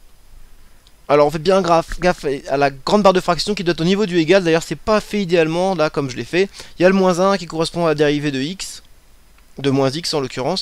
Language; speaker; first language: French; native; French